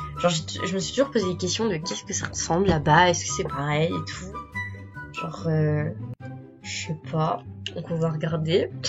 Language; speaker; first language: French; early bilingual, other home language; Portuguese